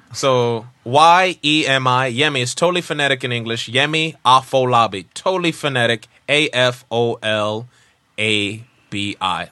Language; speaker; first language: English; native; English